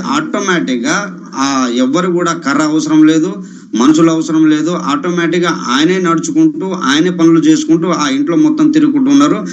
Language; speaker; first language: Telugu; non-native, local second language; Lambadi